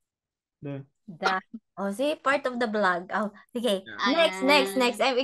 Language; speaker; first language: English; non-native, learner; Cebuano